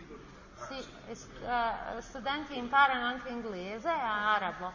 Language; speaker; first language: Italian; non-native, learner; Bosnian